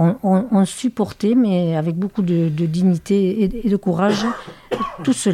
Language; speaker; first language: French; native; French